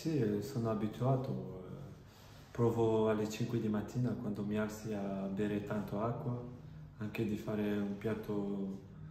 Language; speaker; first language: Italian; non-native, fluent; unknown